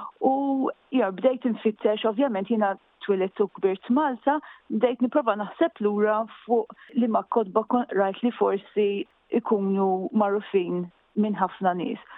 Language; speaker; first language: Maltese; native; Maltese